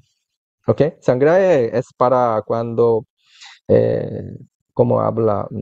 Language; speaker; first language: Spanish; non-native, learner; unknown